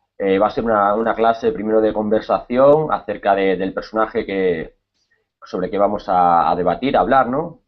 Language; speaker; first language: Spanish; native; Spanish